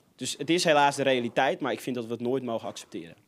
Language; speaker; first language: Dutch; native; Dutch